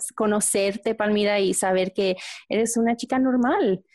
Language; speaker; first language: Spanish; early bilingual, heritage; Spanish